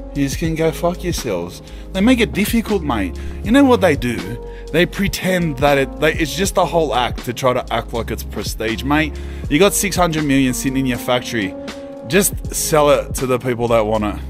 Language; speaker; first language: English; native; English